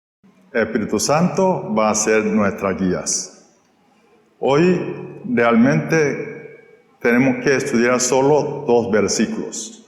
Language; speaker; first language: Spanish; non-native, fluent; Korean